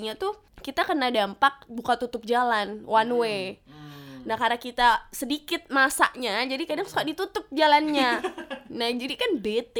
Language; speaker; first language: Indonesian; native; Indonesian